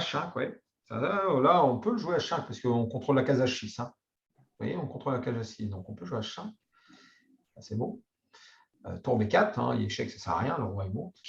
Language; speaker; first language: French; native; French